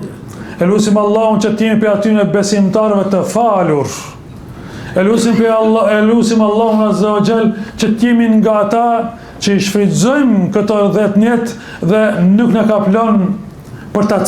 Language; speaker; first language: Albanian; native; Albanian